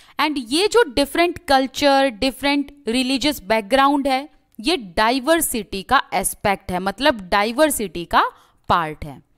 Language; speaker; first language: Hindi; native; Hindi